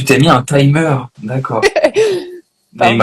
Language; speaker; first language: French; native; French